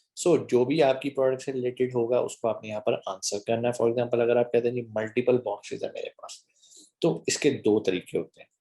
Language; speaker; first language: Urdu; native; Urdu